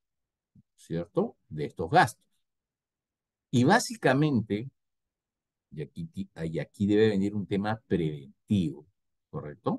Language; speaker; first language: Spanish; native; Spanish